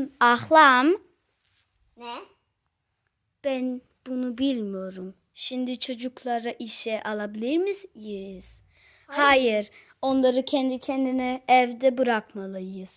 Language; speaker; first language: Turkish; early bilingual, heritage; Turkish